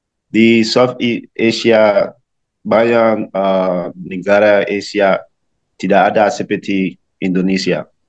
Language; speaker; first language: Indonesian; non-native, learner; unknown